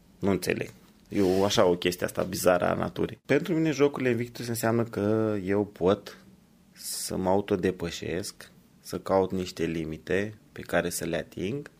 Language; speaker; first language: Romanian; native; Romanian